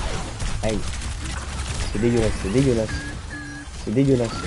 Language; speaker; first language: French; native; French